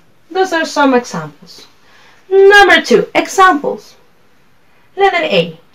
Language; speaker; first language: English; non-native, fluent; Spanish